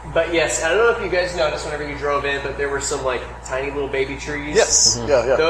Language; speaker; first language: English; native; English